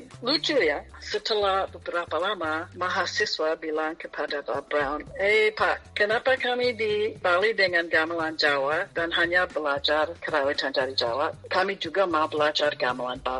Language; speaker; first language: Indonesian; non-native, fluent; English